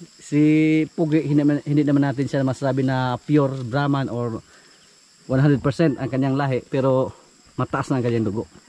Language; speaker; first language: Filipino; non-native, local second language; Cebuano